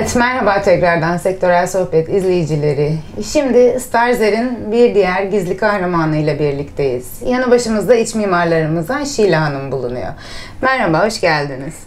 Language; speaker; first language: Turkish; native; Turkish